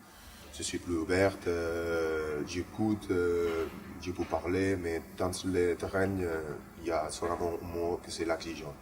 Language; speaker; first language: French; non-native, learner; Spanish